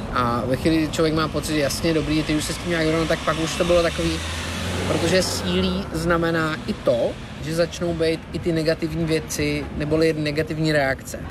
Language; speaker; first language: Czech; native; Czech